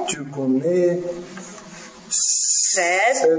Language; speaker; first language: French; non-native, learner; Russian